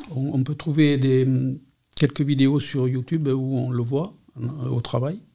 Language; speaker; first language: French; non-native, local second language; Catalan